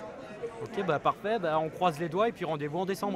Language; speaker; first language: French; native; French